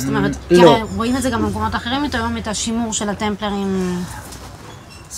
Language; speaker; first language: Hebrew; native; Hebrew